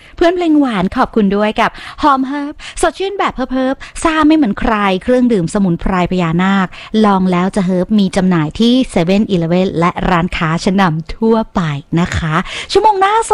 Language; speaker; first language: Thai; native; Thai